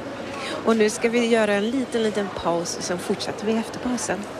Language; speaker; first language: Swedish; non-native, fluent; Polish